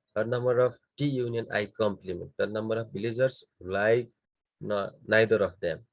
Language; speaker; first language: English; non-native, local second language; Nepali